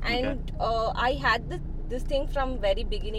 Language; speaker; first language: English; non-native, local second language; Kannada